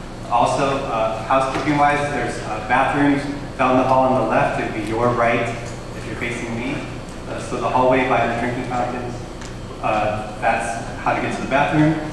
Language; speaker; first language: English; native; English